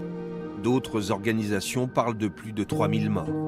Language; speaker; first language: French; native; French